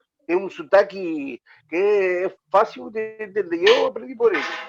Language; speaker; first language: Portuguese; non-native, learner; Spanish